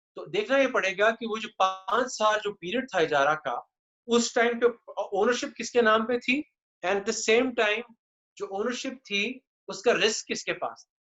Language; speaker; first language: Urdu; native; Urdu